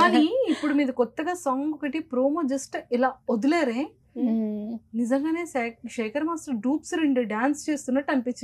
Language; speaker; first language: Telugu; native; Telugu